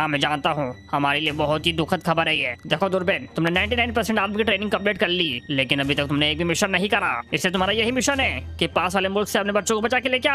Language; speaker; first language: Hindi; native; Hindi